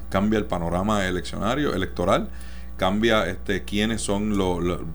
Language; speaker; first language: Spanish; native; Spanish